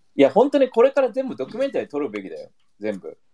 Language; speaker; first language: Japanese; native; Japanese